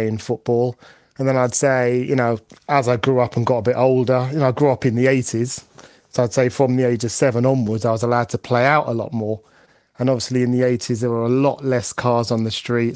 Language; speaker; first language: English; native; English